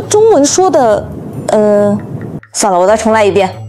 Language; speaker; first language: Chinese; native; Chinese